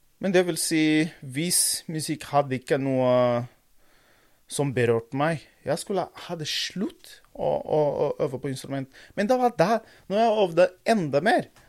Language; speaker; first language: Norwegian; non-native, fluent; Portuguese